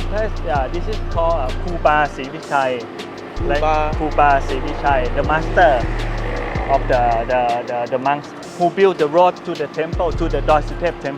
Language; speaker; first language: English; non-native, learner; Thai